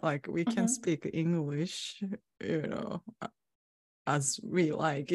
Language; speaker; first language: English; non-native, fluent; Japanese